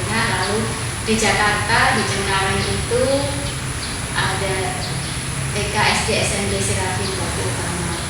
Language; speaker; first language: Indonesian; native; Indonesian